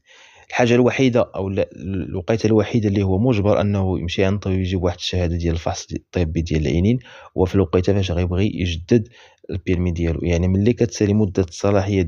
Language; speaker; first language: Arabic; native; Arabic